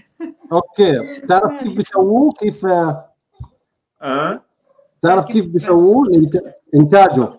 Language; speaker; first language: Arabic; native; Arabic